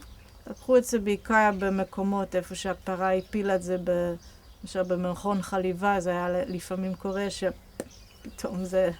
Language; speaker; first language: Hebrew; non-native, fluent; Dutch